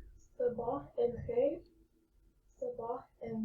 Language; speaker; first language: Arabic; non-native, learner; English